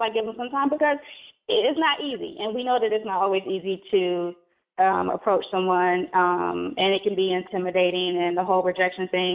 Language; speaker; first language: English; native; English